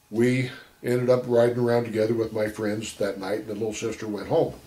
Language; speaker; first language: English; native; English